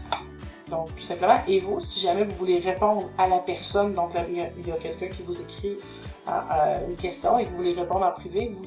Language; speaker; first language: French; native; French